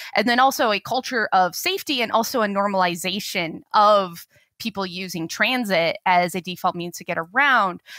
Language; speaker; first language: English; native; English